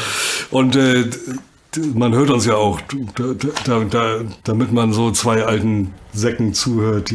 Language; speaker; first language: German; native; German